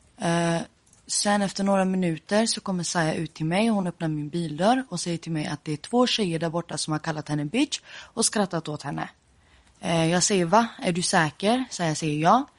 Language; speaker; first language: Swedish; early bilingual, other home language; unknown